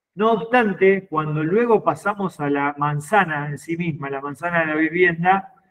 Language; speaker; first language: Spanish; native; Spanish